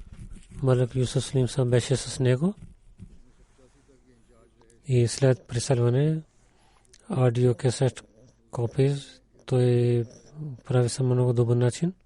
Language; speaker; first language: Bulgarian; non-native, learner; Urdu